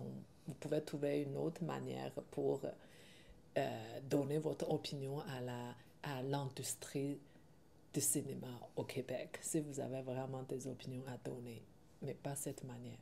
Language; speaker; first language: French; non-native, learner; Chinese